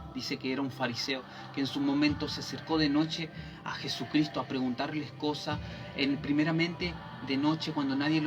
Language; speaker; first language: Spanish; native; Spanish